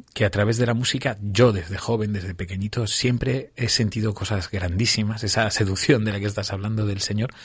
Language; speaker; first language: Spanish; native; Spanish